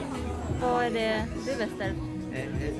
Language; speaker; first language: Swedish; non-native, learner; Japanese